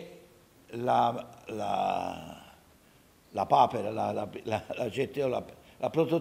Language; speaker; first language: French; non-native, learner; Italian